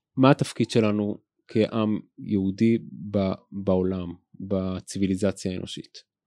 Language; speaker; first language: Hebrew; native; Hebrew